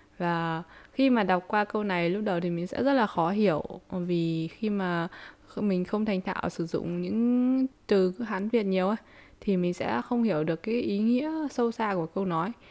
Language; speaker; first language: Vietnamese; early bilingual, heritage; Vietnamese